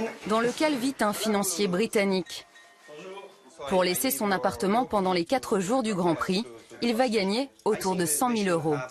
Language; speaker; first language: French; native; French